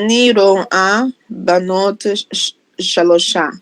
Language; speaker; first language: Hebrew; non-native, learner; English